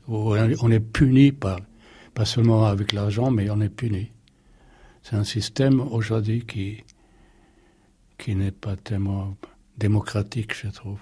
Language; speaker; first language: French; non-native, fluent; German